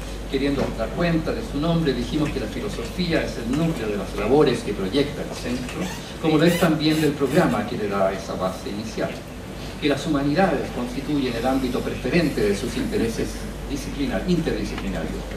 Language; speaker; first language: Spanish; native; Spanish